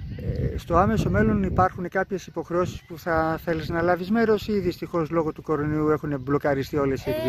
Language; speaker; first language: Greek; native; Greek